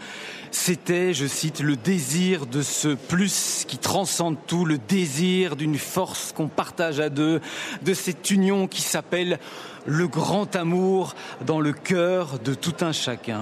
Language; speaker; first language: French; native; French